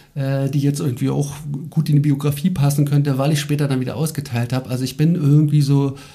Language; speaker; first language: German; native; German